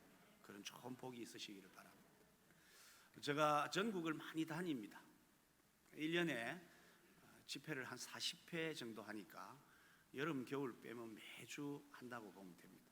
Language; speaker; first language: Korean; native; Korean